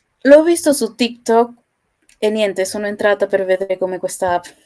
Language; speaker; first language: Italian; non-native, learner; Spanish